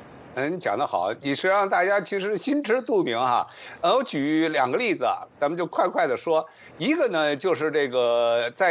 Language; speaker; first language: Chinese; native; Chinese